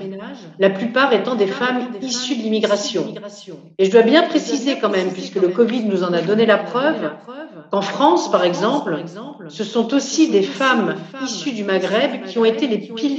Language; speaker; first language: French; native; French